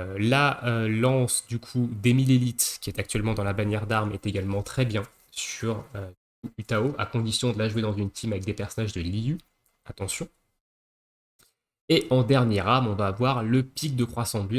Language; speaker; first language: French; native; French